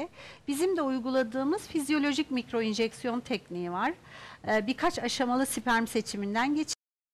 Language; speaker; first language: Turkish; native; Turkish